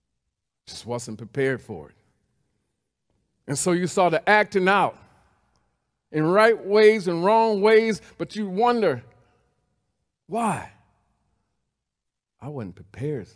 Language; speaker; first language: English; native; English